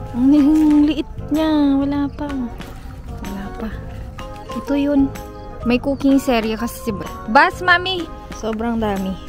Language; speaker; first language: Filipino; native; Filipino